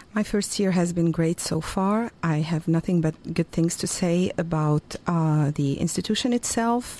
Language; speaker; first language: English; non-native, fluent; Arabic